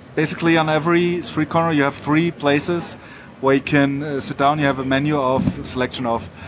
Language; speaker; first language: English; non-native, fluent; German